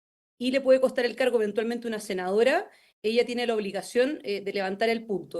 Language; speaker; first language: Spanish; native; Spanish